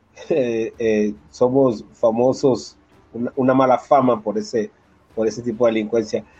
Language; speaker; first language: Spanish; native; Spanish